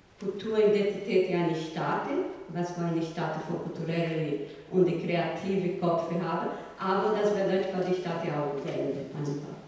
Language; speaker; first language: German; non-native, learner; Portuguese